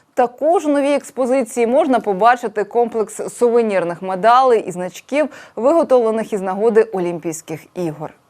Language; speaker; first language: Ukrainian; native; Ukrainian